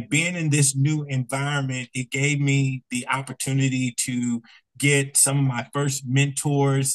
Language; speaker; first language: English; native; English